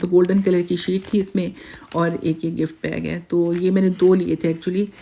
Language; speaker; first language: Urdu; native; Urdu